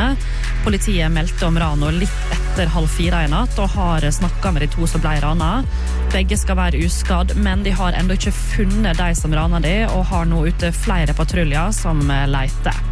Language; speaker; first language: Norwegian; native; Norwegian